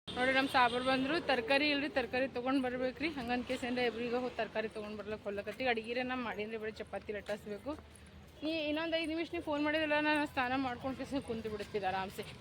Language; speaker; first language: Kannada; native; Kannada